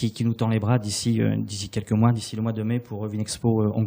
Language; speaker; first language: French; native; French